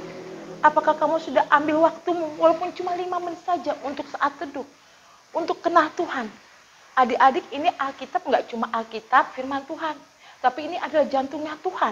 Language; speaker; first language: Indonesian; native; Indonesian